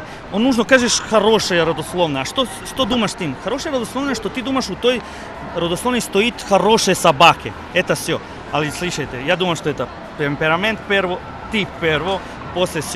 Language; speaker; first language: Russian; non-native, learner; Serbian